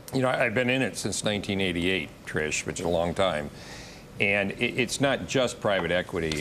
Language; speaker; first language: English; native; English